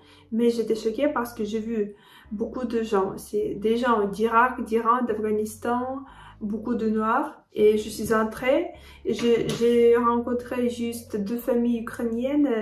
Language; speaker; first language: French; non-native, fluent; Ukrainian